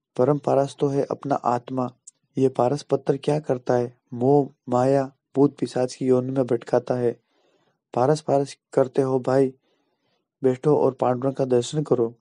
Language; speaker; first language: Hindi; native; Hindi